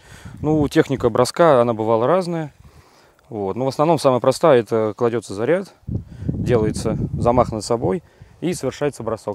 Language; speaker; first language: Russian; native; Russian